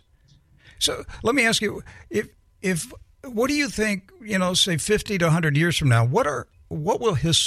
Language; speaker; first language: English; native; English